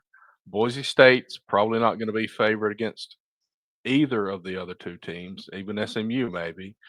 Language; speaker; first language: English; native; English